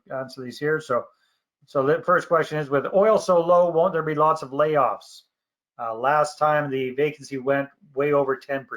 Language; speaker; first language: English; native; English